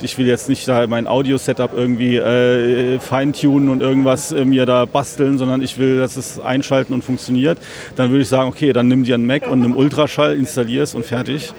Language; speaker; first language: German; native; German